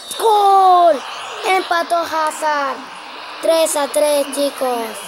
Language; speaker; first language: Spanish; native; Spanish